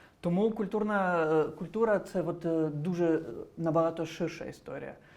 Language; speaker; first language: Ukrainian; non-native, local second language; Crimean Tatar